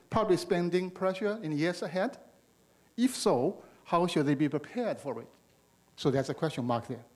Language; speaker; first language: English; non-native, fluent; Chinese